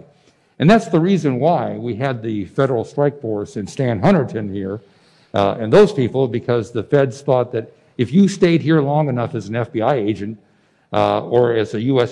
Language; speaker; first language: English; native; English